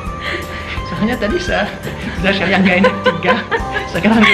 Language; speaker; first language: Indonesian; non-native, fluent; French